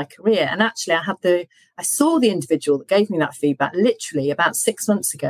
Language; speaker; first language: English; native; English